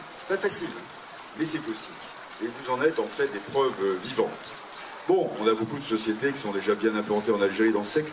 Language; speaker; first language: French; native; French